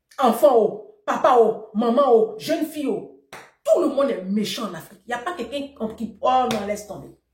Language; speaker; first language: French; native; French